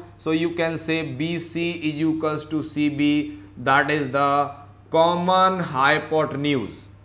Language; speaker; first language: English; non-native, local second language; Hindi